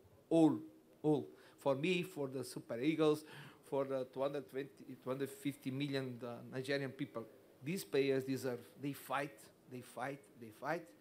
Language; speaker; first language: English; non-native, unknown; Portuguese